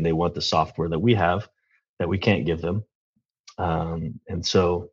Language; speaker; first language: English; native; English